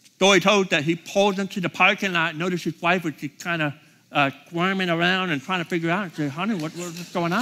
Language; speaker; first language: English; native; English